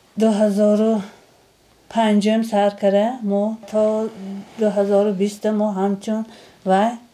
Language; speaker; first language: Tajik; native; Tajik